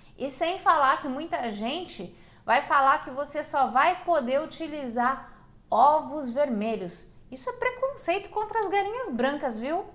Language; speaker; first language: Portuguese; native; Portuguese